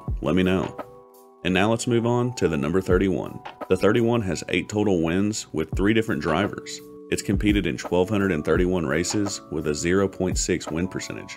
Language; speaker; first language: English; native; English